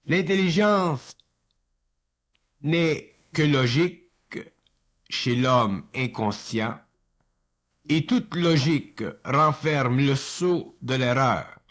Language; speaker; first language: French; native; French